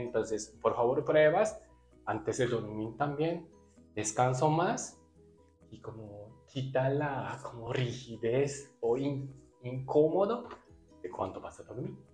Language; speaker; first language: Spanish; non-native, learner; Japanese